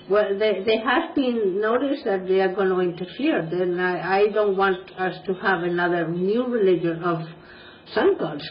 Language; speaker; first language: English; non-native, fluent; Spanish